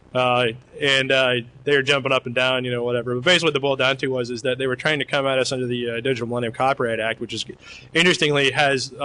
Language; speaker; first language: English; native; English